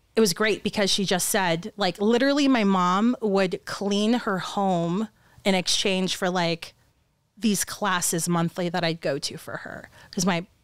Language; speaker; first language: English; native; English